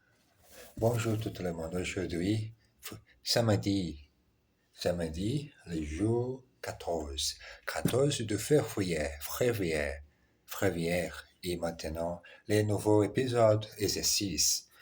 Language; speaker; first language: French; non-native, learner; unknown